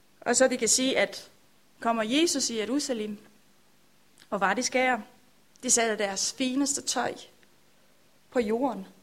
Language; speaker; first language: Danish; non-native, learner; Romanian